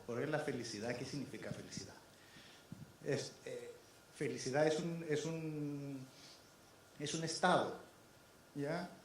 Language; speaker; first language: Spanish; non-native, fluent; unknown